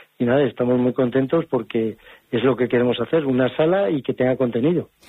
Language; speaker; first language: Spanish; native; Spanish